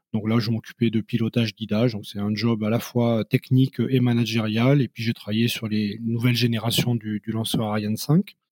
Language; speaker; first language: French; native; French